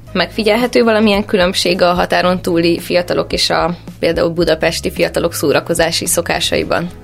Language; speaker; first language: Hungarian; native; Hungarian